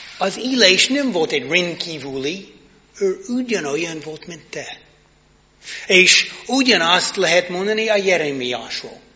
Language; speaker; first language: Hungarian; non-native, learner; English